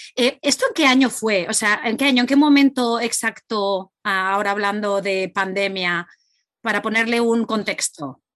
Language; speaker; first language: Spanish; native; Spanish